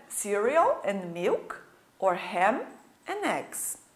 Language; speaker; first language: English; non-native, fluent; Portuguese